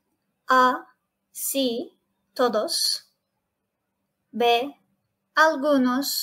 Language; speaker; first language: Spanish; non-native, fluent; Turkish